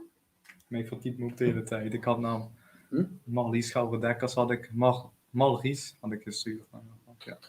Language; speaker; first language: Dutch; native; Dutch